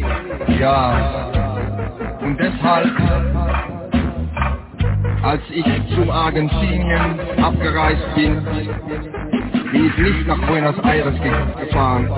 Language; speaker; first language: German; non-native, learner; Dutch